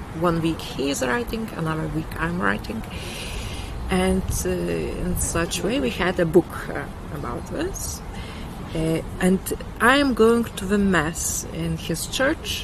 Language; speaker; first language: English; non-native, fluent; Lithuanian